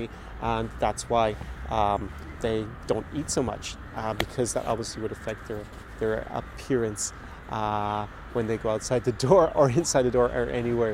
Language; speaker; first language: English; native; English